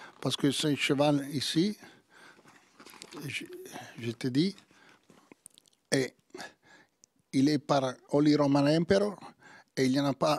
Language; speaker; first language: French; non-native, learner; Italian